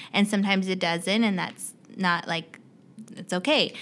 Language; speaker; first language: English; native; English